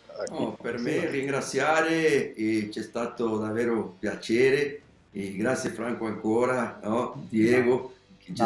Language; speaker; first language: Italian; non-native, learner; Spanish